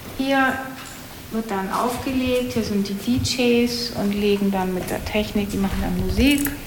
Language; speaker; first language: German; native; German